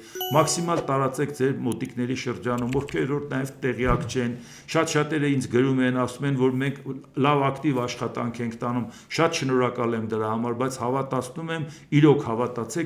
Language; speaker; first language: Armenian; native; Armenian